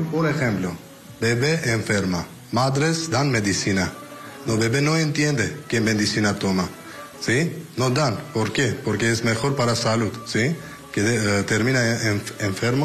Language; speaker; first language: Spanish; non-native, learner; Armenian